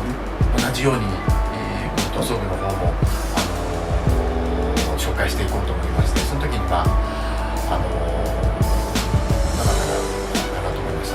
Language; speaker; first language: Japanese; native; Japanese